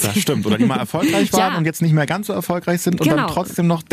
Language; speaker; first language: German; native; German